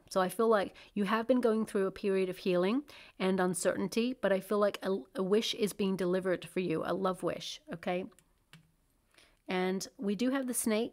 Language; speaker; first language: English; native; English